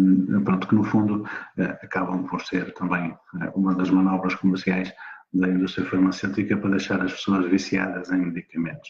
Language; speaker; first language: Portuguese; native; Portuguese